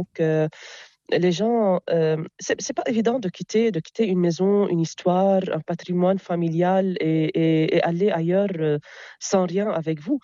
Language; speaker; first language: French; non-native, local second language; Arabic